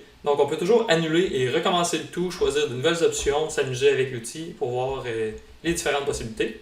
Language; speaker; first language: French; native; French